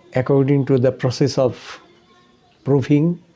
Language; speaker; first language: English; non-native, local second language; Bangla